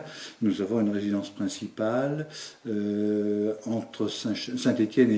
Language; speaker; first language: French; native; French